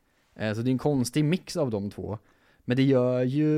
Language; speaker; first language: Swedish; native; Swedish